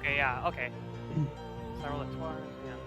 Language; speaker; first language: English; native; English